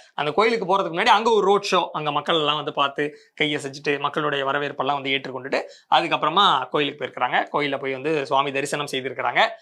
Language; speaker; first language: Tamil; native; Tamil